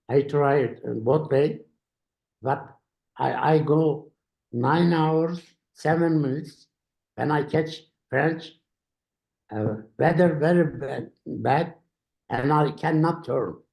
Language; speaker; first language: English; non-native, learner; Turkish